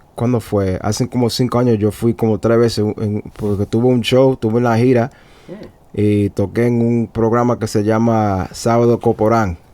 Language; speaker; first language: Spanish; early bilingual, heritage; Spanish